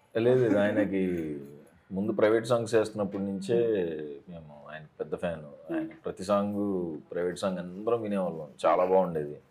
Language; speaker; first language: Telugu; native; Telugu